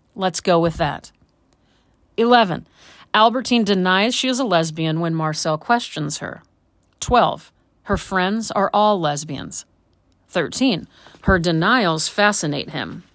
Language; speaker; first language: English; native; English